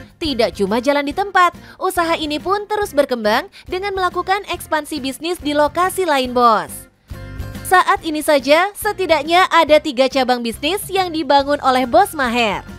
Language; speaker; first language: Indonesian; native; Indonesian